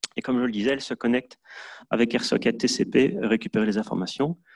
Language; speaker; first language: French; native; French